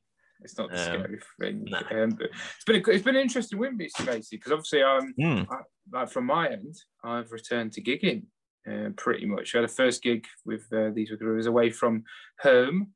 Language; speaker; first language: English; native; English